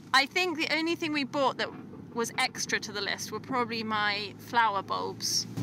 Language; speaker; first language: English; native; English